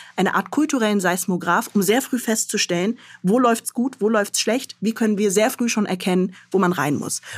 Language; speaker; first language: German; early bilingual, other home language; Arabic